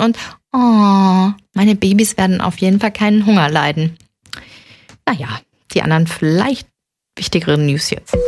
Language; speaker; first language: German; native; German